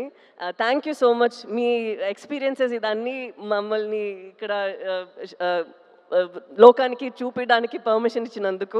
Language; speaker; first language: Telugu; non-native, local second language; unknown